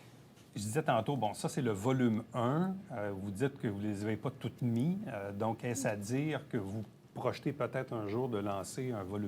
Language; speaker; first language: French; native; French